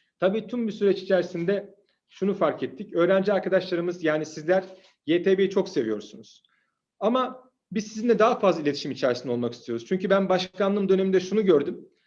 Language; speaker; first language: Turkish; native; Turkish